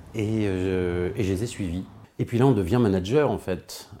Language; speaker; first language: French; native; French